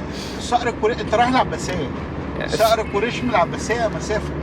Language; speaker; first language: Arabic; native; Arabic